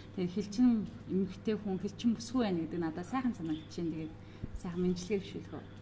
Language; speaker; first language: Mongolian; native; Mongolian